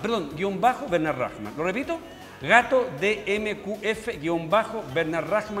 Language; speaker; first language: Spanish; native; Spanish